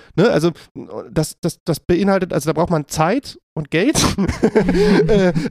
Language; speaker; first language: German; native; German